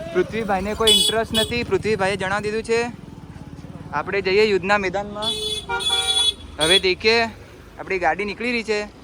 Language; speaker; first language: Gujarati; native; Gujarati